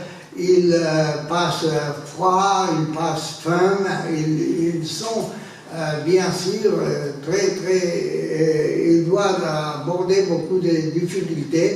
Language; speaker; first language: French; non-native, fluent; Spanish